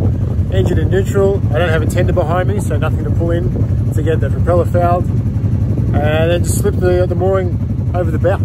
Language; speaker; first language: English; native; English